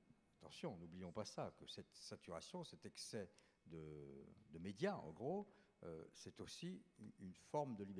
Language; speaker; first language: French; native; French